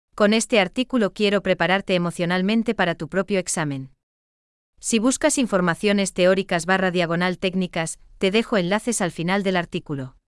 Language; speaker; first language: Spanish; non-native, fluent; German